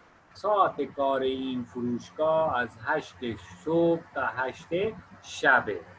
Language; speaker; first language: Persian; non-native, fluent; Urdu